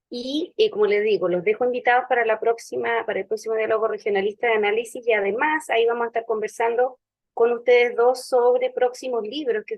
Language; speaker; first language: Spanish; native; Spanish